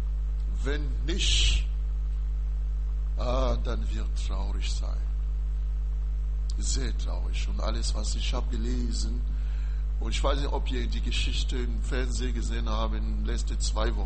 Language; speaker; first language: German; non-native, learner; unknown